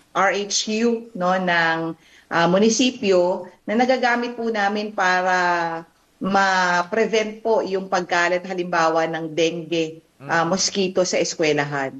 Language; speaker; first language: Filipino; non-native, local second language; Pampanga